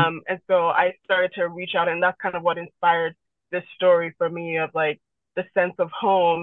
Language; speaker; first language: English; non-native, local second language; Yoruba